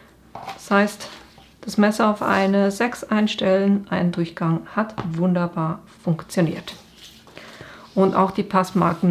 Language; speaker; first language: German; native; German